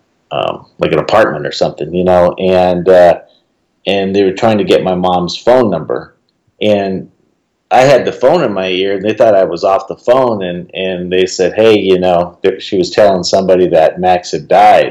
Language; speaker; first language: English; native; English